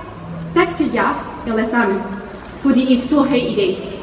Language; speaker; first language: Danish; non-native, fluent; Arabic